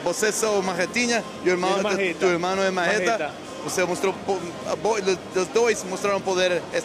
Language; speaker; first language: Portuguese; non-native, learner; Spanish